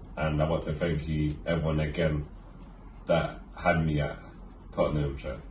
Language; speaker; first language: English; native; English